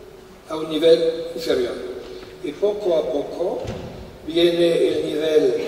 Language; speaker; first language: Spanish; non-native, fluent; French